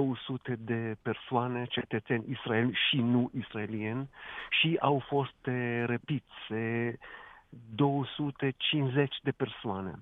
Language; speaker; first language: Romanian; non-native, fluent; Hebrew